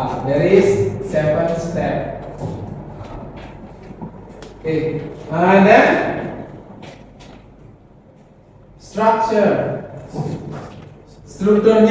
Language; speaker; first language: English; non-native, learner; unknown